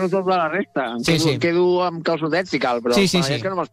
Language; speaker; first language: Catalan; native; Catalan